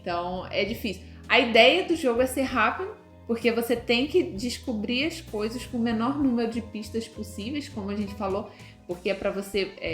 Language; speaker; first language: Portuguese; native; Portuguese